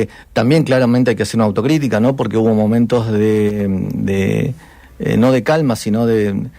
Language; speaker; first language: Spanish; native; Spanish